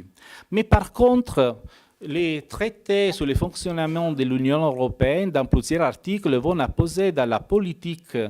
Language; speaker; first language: French; non-native, fluent; Italian